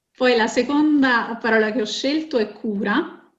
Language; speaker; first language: Italian; native; Italian